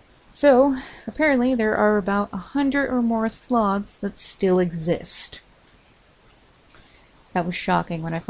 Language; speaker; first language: English; native; English